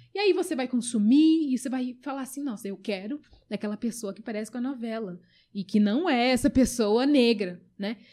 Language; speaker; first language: Portuguese; early bilingual, other home language; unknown